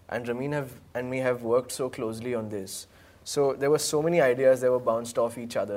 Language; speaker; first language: English; non-native, local second language; Hindi